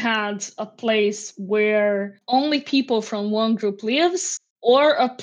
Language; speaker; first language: English; non-native, fluent; Portuguese